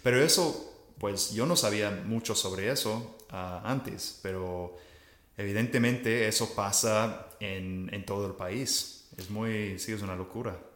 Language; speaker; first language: Spanish; non-native, fluent; English